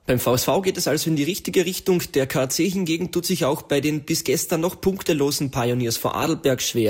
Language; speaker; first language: German; native; German